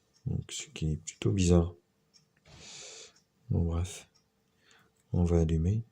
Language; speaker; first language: French; native; French